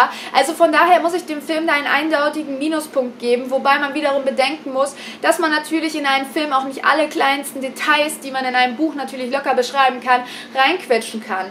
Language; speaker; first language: German; native; German